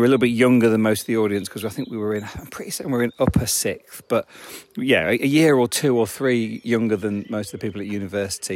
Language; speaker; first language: English; native; English